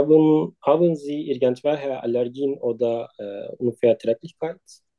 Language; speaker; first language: German; non-native, learner; Turkish